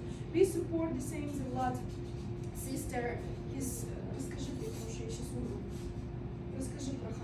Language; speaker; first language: English; non-native, learner; Russian